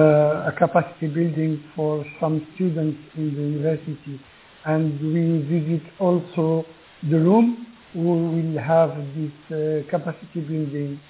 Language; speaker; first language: English; non-native, learner; Arabic